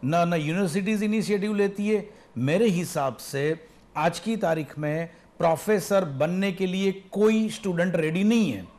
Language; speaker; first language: Hindi; non-native, local second language; Gujarati